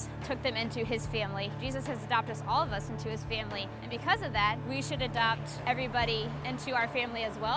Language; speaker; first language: English; native; English